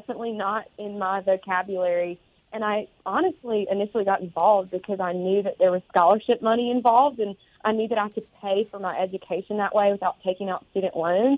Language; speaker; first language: English; native; English